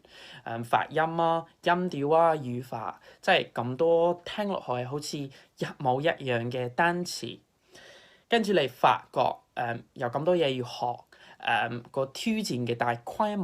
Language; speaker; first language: Cantonese; non-native, fluent; English